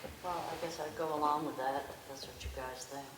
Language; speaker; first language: English; native; English